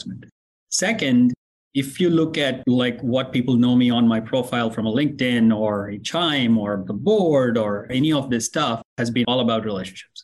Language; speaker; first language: English; non-native, local second language; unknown